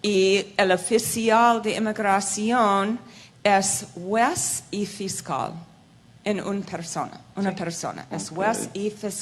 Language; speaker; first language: Spanish; non-native, fluent; English